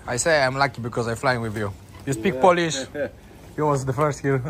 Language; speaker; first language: English; non-native, learner; Polish